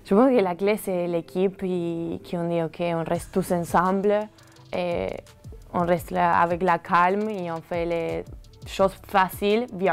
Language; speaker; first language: French; non-native, learner; Spanish